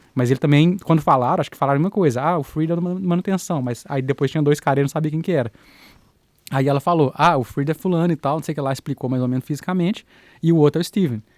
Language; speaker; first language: Portuguese; native; Portuguese